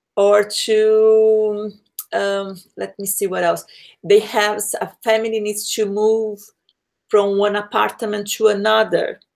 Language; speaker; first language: English; non-native, fluent; Portuguese